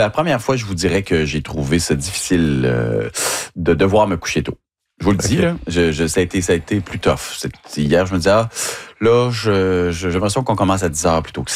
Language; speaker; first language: French; native; French